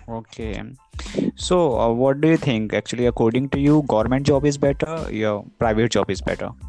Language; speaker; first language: English; non-native, learner; Hindi